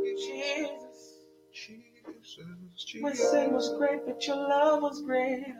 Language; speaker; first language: English; native; English